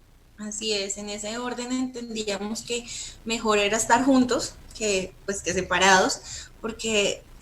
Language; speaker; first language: Spanish; native; Spanish